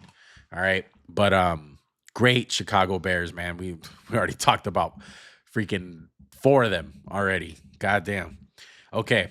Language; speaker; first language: English; native; English